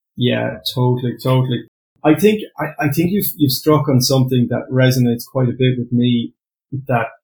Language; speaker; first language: English; native; English